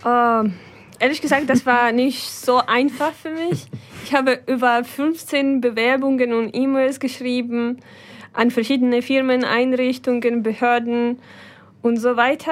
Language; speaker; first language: German; non-native, fluent; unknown